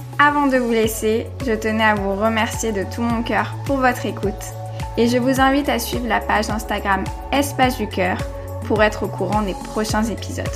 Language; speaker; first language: French; native; French